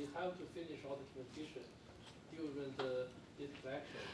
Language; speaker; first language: English; non-native, fluent; Italian